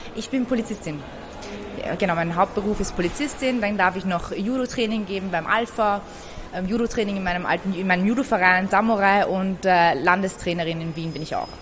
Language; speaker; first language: German; early bilingual, other home language; Persian